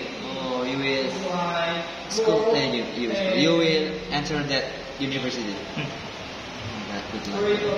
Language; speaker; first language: English; non-native, learner; Indonesian